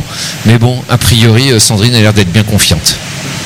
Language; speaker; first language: French; native; French